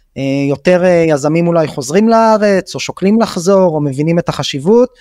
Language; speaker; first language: Hebrew; native; Hebrew